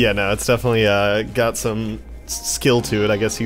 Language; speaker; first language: English; native; English